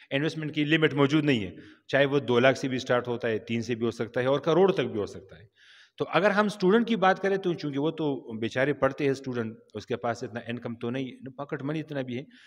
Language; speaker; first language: Urdu; non-native, local second language; Pashto